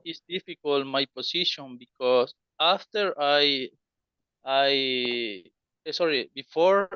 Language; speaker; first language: English; non-native, learner; Spanish